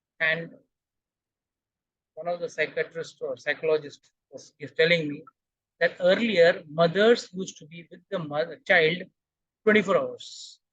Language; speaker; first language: English; non-native, local second language; Hindi